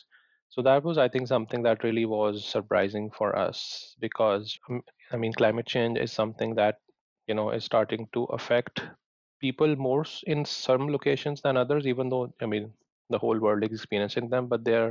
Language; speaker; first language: English; non-native, local second language; Punjabi